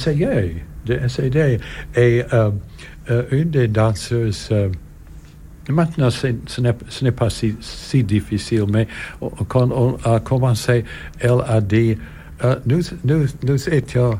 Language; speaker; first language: French; non-native, learner; English